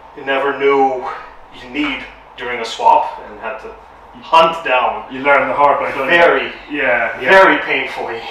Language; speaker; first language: English; non-native, fluent; Romanian